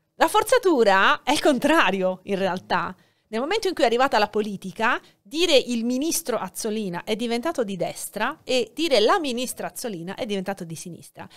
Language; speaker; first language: Italian; native; Italian